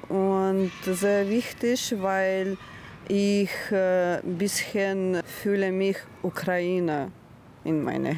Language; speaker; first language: German; non-native, learner; Ukrainian